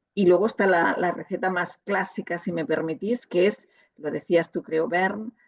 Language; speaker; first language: Spanish; non-native, local second language; Catalan